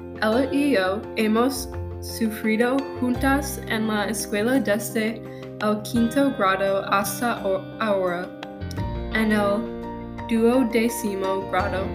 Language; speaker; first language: Spanish; non-native, learner; English